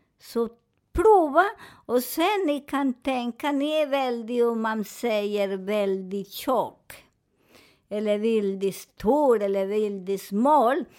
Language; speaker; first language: Swedish; non-native, fluent; Spanish